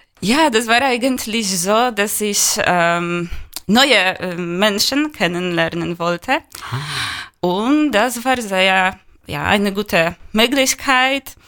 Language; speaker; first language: German; non-native, learner; Polish